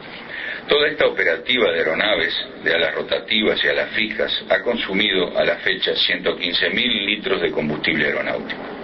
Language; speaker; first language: Spanish; native; Spanish